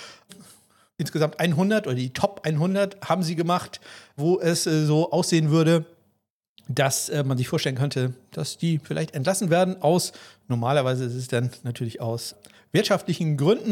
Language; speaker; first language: German; native; German